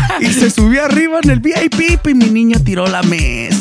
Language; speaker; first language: Spanish; early bilingual, other home language; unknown